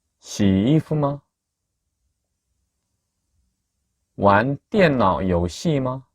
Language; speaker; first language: Chinese; non-native, fluent; Korean